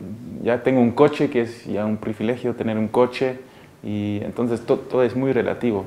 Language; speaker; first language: Spanish; early bilingual, heritage; Spanish